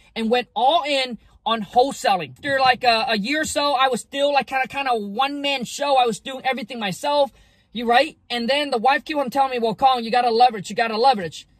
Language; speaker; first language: English; early bilingual, other home language; Vietnamese